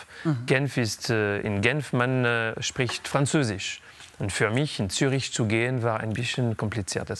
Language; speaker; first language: German; non-native, local second language; French